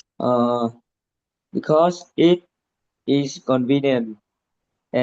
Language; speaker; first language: English; non-native, learner; Vietnamese